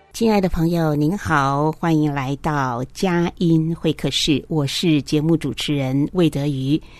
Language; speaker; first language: Chinese; native; Chinese